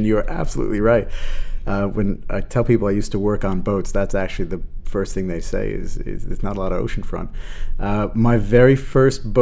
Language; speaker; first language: English; native; English